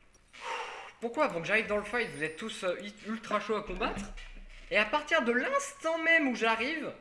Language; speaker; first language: French; native; French